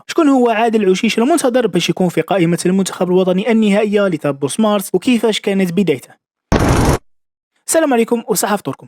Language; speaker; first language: Arabic; native; Arabic